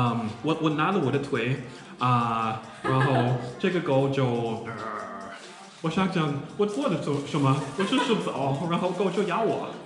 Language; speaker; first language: Chinese; non-native, learner; English